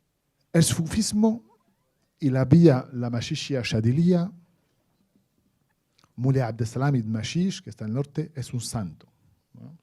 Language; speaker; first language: Spanish; non-native, fluent; Arabic